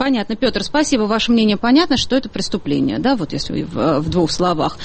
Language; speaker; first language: Russian; native; Russian